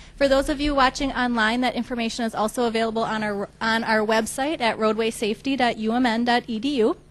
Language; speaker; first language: English; native; English